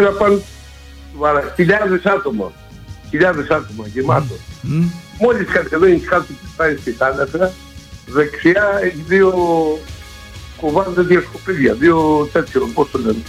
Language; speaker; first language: Greek; native; Greek